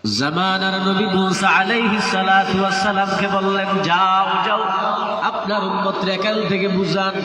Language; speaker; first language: Bangla; native; Bangla